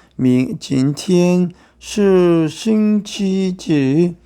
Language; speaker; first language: Chinese; non-native, learner; Korean